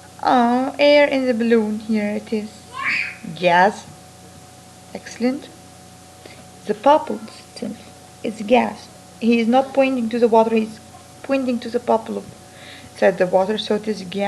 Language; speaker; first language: English; non-native, fluent; Arabic